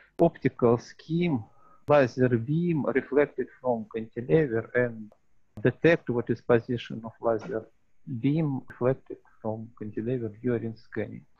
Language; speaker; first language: English; non-native, learner; Russian